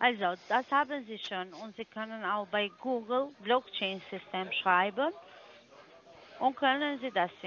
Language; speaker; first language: German; non-native, learner; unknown